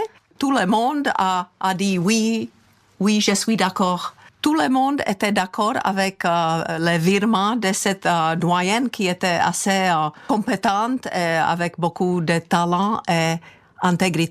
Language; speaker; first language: French; non-native, fluent; Czech